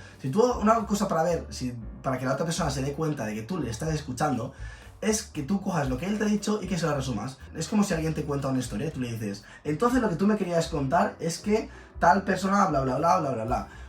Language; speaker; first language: Spanish; native; Spanish